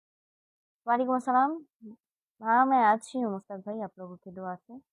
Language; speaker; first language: Hindi; non-native, learner; Bangla